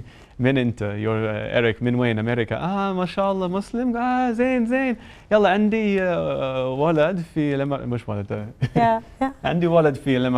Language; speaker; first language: Arabic; non-native, learner; English